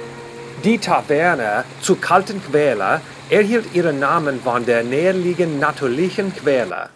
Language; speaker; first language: German; non-native, learner; English